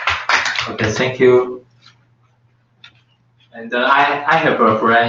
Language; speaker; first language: English; non-native, learner; Chinese